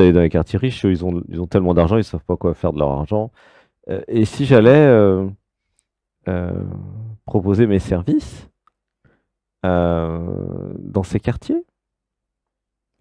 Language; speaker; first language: French; native; French